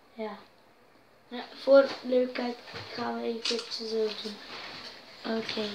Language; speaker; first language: Dutch; non-native, local second language; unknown